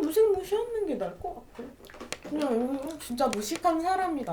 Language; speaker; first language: Korean; non-native, fluent; Indonesian